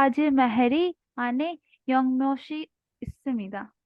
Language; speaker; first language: Korean; non-native, learner; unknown